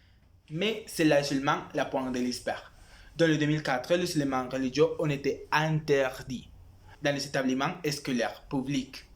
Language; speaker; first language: French; non-native, learner; Spanish